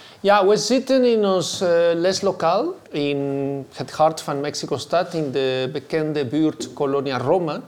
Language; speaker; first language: Dutch; non-native, fluent; Spanish